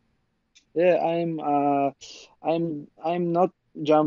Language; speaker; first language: English; non-native, learner; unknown